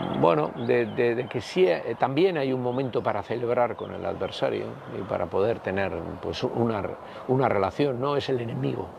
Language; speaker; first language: Spanish; native; Spanish